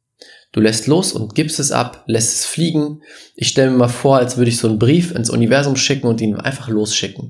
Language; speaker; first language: German; native; German